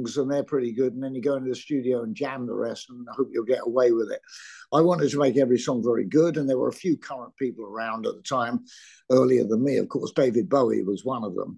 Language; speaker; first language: English; native; English